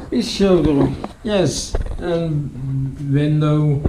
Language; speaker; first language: English; non-native, learner; Dutch